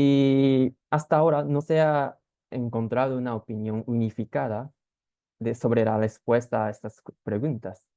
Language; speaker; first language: Spanish; non-native, fluent; Japanese